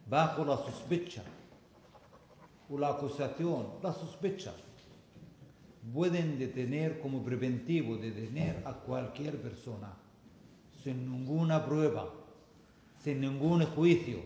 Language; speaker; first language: Spanish; non-native, fluent; Arabic